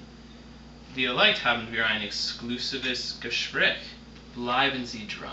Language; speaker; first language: German; non-native, learner; English